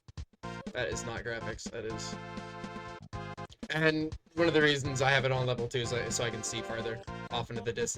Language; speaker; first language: English; native; English